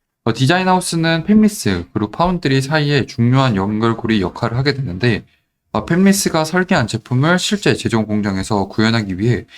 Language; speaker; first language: Korean; native; Korean